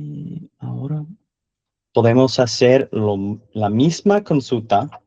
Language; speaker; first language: Spanish; non-native, learner; English